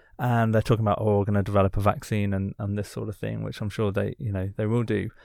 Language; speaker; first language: English; native; English